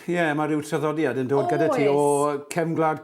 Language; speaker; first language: Welsh; native; Welsh